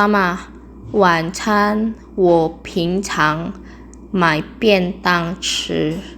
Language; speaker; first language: Chinese; non-native, fluent; Indonesian